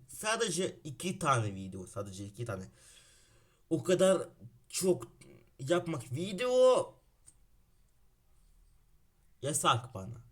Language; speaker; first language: Turkish; non-native, learner; Ukrainian